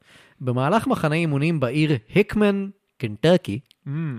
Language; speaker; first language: Hebrew; native; Hebrew